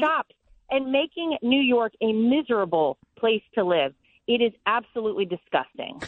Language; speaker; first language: English; native; English